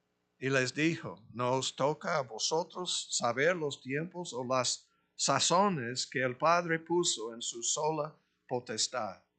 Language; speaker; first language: Spanish; non-native, fluent; English